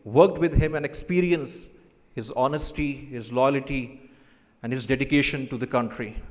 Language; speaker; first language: English; non-native, local second language; Urdu